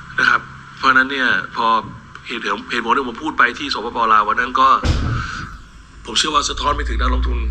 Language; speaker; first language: Thai; native; Thai